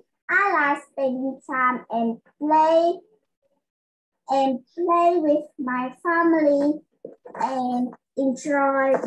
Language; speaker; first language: English; non-native, learner; Vietnamese